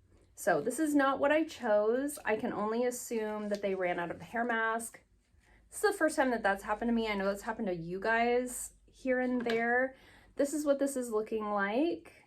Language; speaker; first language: English; native; English